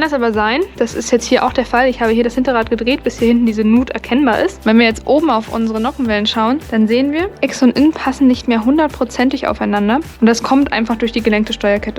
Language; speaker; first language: German; native; German